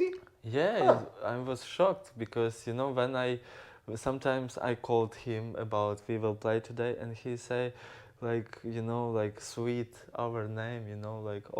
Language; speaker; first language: English; non-native, learner; Ukrainian